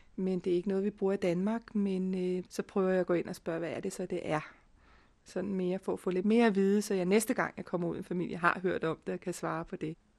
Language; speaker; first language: Danish; native; Danish